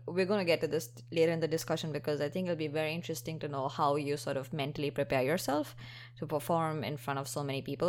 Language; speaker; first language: English; non-native, local second language; Hindi